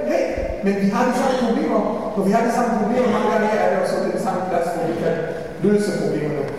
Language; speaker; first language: Danish; non-native, fluent; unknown